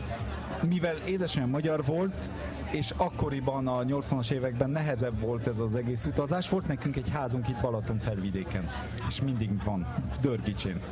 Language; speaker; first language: Hungarian; early bilingual, heritage; French